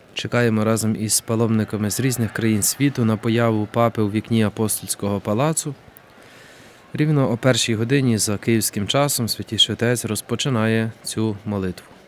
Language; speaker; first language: Ukrainian; native; Ukrainian